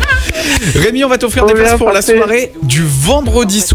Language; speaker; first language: French; native; French